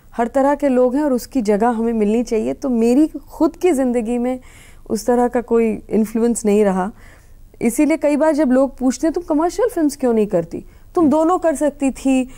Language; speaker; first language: Hindi; native; Hindi